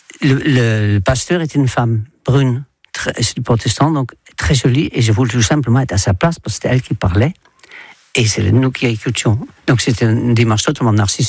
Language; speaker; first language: French; non-native, fluent; Dutch